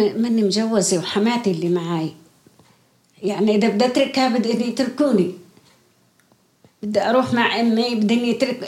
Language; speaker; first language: Swedish; non-native, learner; Arabic